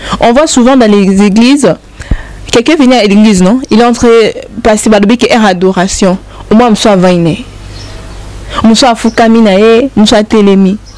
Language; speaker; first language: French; non-native, local second language; Lingala